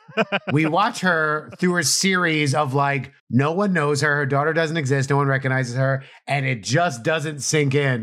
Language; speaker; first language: English; native; English